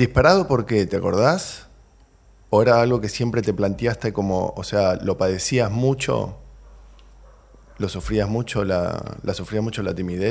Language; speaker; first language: Spanish; native; Spanish